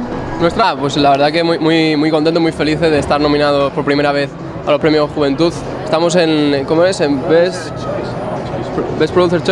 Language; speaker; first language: Spanish; native; Spanish